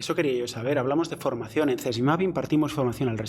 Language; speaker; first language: Spanish; native; Spanish